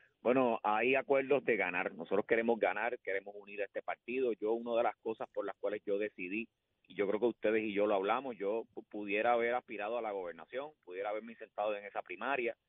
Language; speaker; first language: Spanish; native; Spanish